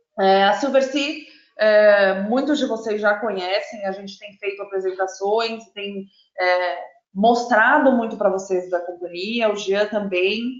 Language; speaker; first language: Portuguese; native; Portuguese